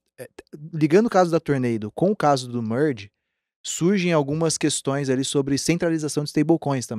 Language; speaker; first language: Portuguese; native; Portuguese